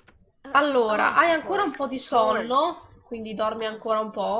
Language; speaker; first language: Italian; native; Italian